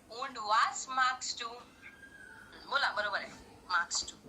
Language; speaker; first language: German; non-native, fluent; Marathi